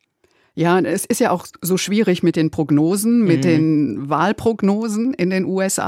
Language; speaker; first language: German; native; German